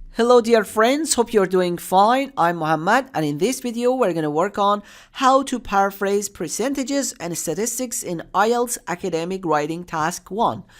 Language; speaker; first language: English; non-native, fluent; Persian